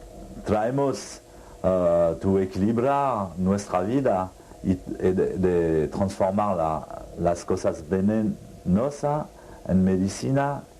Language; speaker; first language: Spanish; non-native, fluent; French